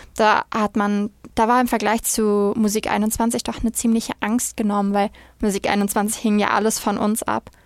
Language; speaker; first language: German; native; German